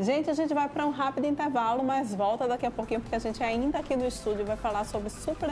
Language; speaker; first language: Portuguese; native; Portuguese